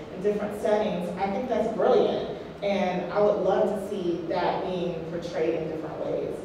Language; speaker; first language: English; native; English